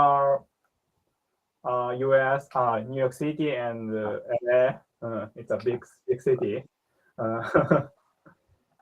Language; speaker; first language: English; non-native, learner; Japanese